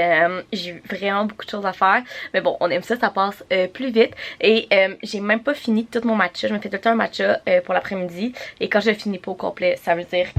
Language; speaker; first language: French; native; French